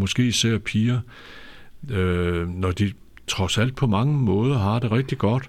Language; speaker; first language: Danish; native; Danish